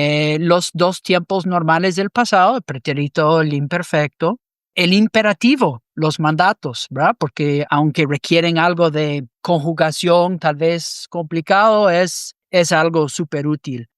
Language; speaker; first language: Spanish; non-native, fluent; English